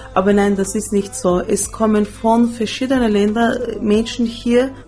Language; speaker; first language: German; early bilingual, other home language; Turkish